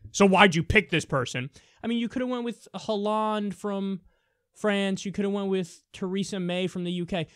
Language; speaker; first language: English; native; English